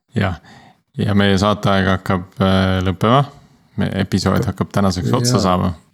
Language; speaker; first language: Estonian; native; Estonian